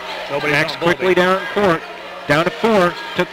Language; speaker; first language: English; native; English